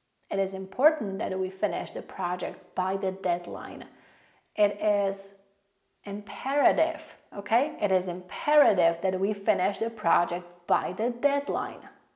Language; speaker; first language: English; non-native, fluent; Polish